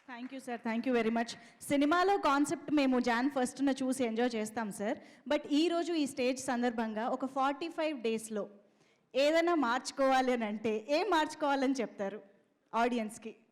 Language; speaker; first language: Telugu; native; Telugu